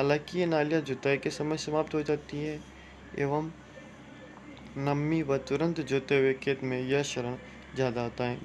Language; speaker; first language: Hindi; native; Hindi